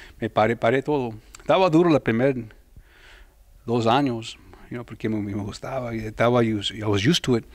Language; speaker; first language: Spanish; early bilingual, heritage; Spanish